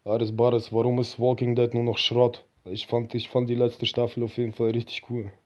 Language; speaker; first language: German; early bilingual, other home language; Russian